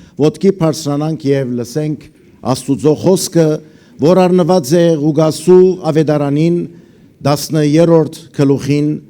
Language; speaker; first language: Armenian; early bilingual, heritage; Armenian